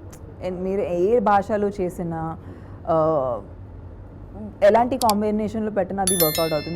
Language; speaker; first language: Telugu; non-native, fluent; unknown